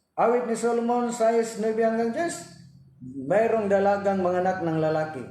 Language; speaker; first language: Filipino; non-native, local second language; Cebuano